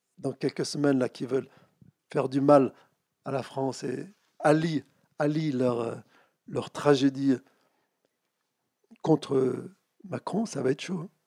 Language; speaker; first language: French; native; French